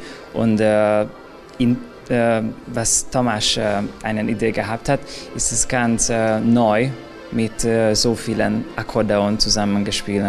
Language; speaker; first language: German; non-native, local second language; Hungarian